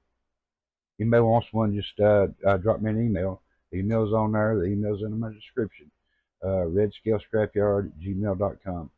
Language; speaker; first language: English; native; English